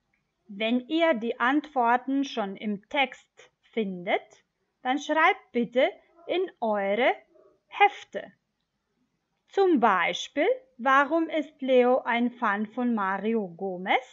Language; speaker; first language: German; non-native, fluent; Macedonian